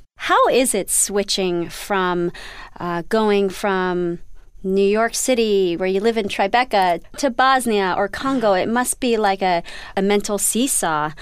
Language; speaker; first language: English; native; English